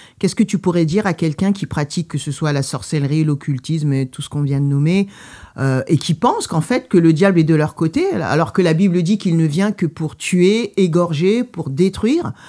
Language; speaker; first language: French; native; French